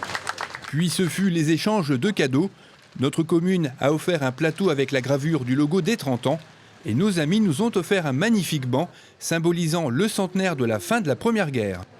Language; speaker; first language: French; native; French